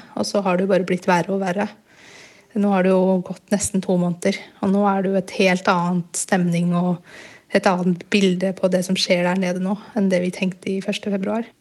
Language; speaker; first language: Norwegian; early bilingual, other home language; Burmese